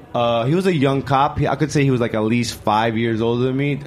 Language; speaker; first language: English; native; English